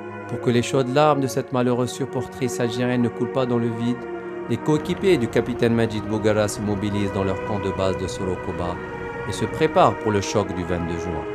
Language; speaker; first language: French; non-native, local second language; Arabic